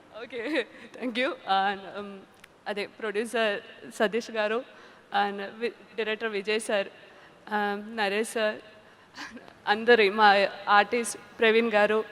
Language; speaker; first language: Telugu; non-native, learner; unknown